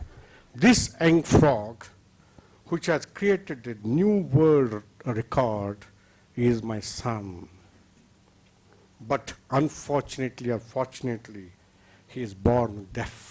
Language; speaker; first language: English; non-native, local second language; Kannada